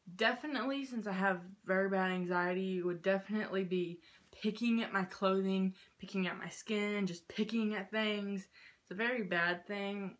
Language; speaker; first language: English; native; English